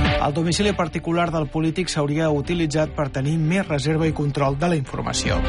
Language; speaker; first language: Catalan; native; Catalan